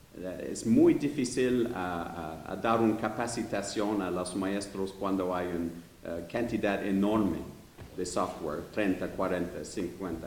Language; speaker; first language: Spanish; non-native, learner; English